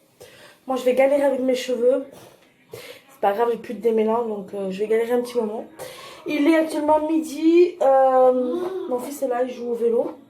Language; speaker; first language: French; native; French